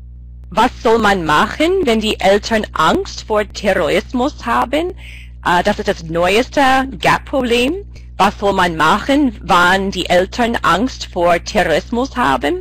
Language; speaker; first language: German; non-native, fluent; English